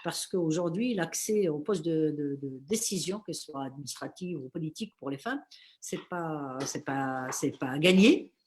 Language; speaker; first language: French; non-native, local second language; Arabic